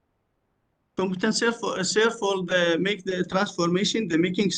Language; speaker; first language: English; non-native, learner; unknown